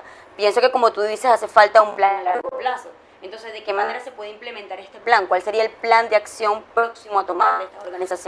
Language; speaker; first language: Spanish; native; Spanish